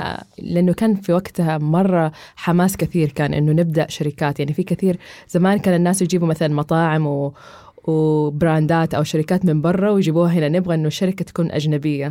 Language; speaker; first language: Arabic; native; Arabic